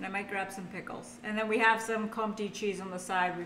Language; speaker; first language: English; native; English